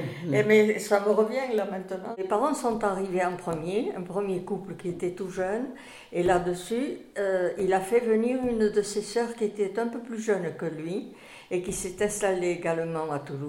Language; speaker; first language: French; native; French